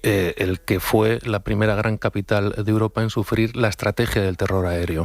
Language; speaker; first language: Spanish; native; Spanish